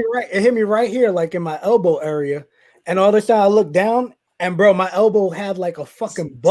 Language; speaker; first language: English; native; English